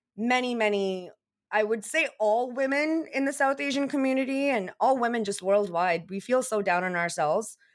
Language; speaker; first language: English; early bilingual, other home language; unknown